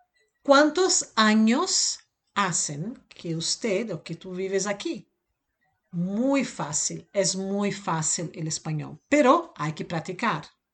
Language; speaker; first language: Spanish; non-native, learner; Portuguese